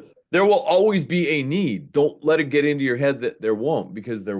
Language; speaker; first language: English; native; English